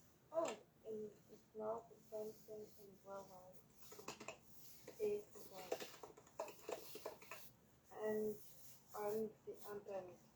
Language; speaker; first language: English; non-native, learner; French